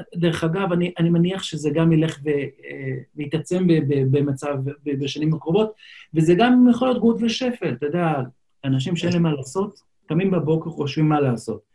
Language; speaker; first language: Hebrew; non-native, local second language; Yiddish